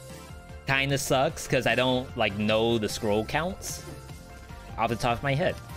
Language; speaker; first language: English; native; English